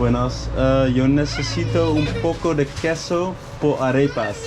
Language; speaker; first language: Spanish; non-native, learner; Dutch